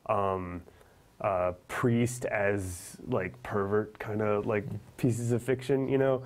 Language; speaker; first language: English; native; English